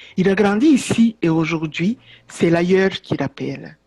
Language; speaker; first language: French; non-native, local second language; Kinyarwanda